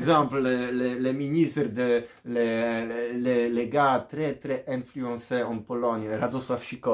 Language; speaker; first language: French; non-native, learner; Polish